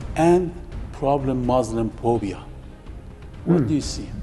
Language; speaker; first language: English; non-native, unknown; Persian